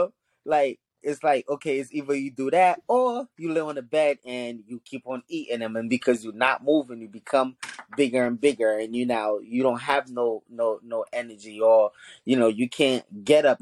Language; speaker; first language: English; early bilingual, other home language; Haitian Creole